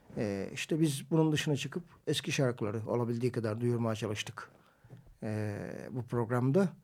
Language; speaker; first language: Turkish; native; Turkish